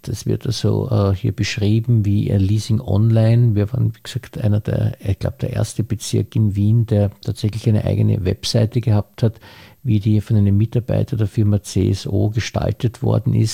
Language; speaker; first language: German; native; German